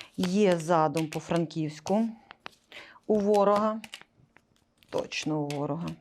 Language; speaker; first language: Ukrainian; non-native, local second language; Russian